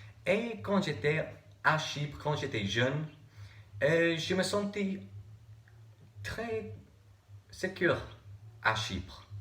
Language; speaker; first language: French; non-native, learner; English